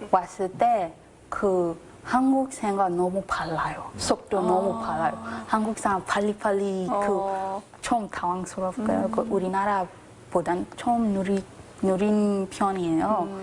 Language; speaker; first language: Korean; non-native, learner; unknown